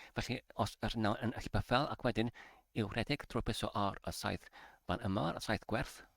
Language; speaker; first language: Welsh; non-native, learner; English